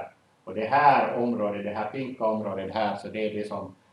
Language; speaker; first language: Swedish; native; Swedish